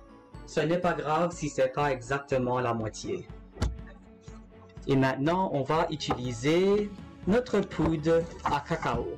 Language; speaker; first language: French; non-native, local second language; English